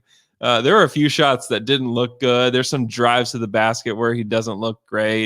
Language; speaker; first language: English; native; English